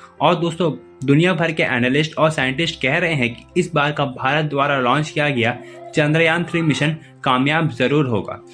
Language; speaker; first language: Hindi; native; Hindi